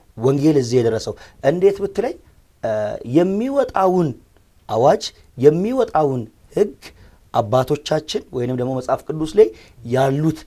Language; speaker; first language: Amharic; native; Amharic